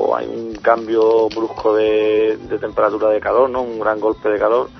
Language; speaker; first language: Spanish; native; Spanish